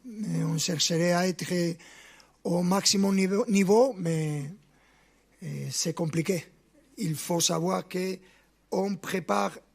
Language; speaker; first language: French; non-native, fluent; Spanish